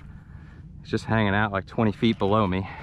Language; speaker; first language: English; native; English